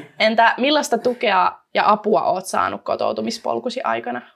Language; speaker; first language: Finnish; native; Finnish